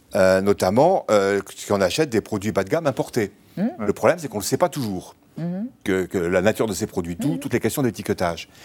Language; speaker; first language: French; native; French